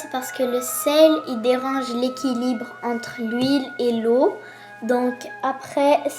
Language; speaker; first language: French; native; French